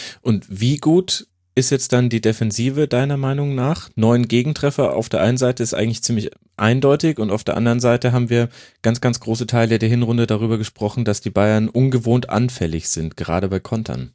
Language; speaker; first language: German; native; German